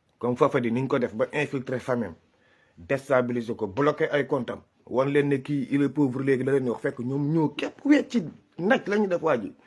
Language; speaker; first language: Wolof; non-native, local second language; Fula